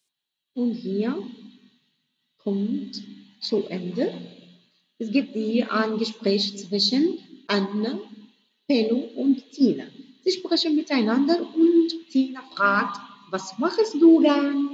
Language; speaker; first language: German; non-native, fluent; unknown